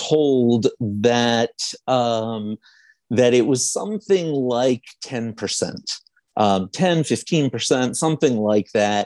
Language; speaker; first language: English; native; English